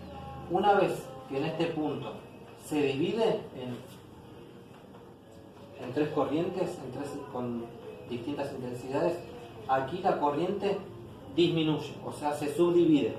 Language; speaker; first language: Spanish; native; Spanish